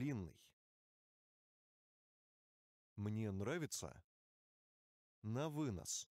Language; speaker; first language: Russian; non-native, learner; English